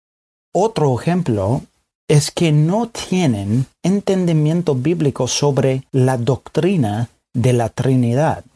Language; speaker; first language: Spanish; non-native, fluent; English